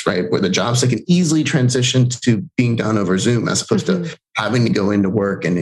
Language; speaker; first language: English; non-native, fluent; Spanish